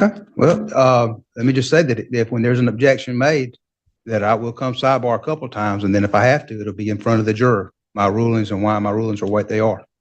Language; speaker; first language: English; native; English